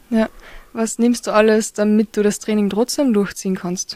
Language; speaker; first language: German; native; German